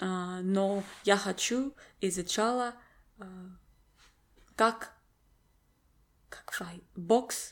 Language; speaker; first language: Russian; non-native, learner; English